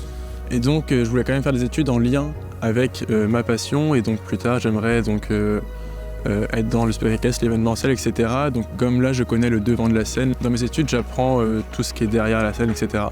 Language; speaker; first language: French; native; French